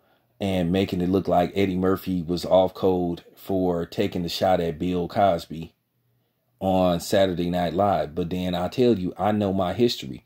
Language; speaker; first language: English; native; English